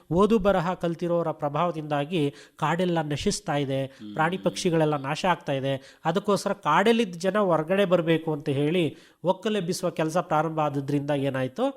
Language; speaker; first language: Kannada; native; Kannada